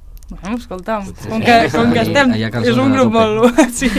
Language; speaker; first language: Catalan; native; Catalan